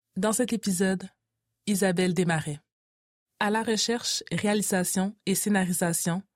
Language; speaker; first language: French; native; French